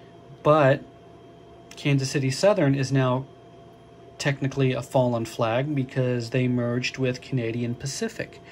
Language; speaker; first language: English; native; English